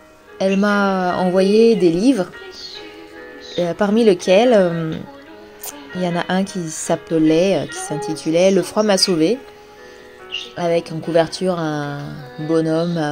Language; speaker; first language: French; native; French